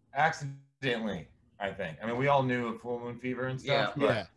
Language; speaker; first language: English; native; English